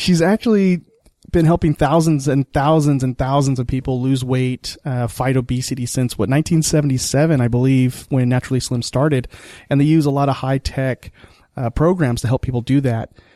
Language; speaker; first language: English; native; English